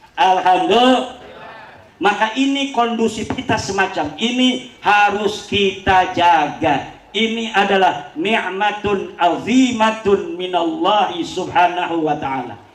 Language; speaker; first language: Indonesian; non-native, local second language; Javanese